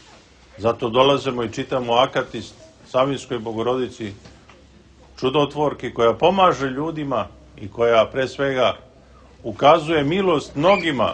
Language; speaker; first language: Serbian; native; Serbian